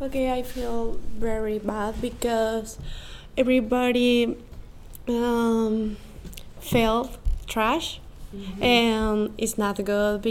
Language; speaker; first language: English; non-native, learner; Spanish